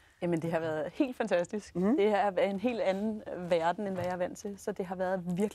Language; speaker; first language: Danish; native; Danish